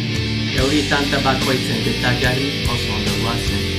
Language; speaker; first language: Basque; non-native, learner; English